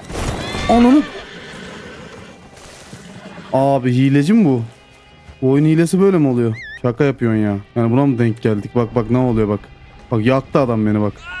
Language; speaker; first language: Turkish; native; Turkish